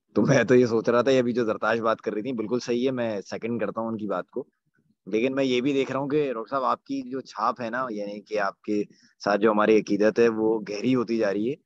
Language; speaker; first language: Urdu; native; Urdu